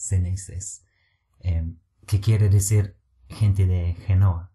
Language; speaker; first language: Spanish; non-native, fluent; English